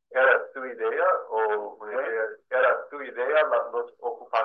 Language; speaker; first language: Spanish; non-native, fluent; English